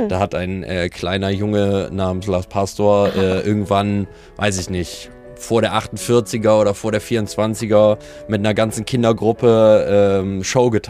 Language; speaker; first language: German; native; German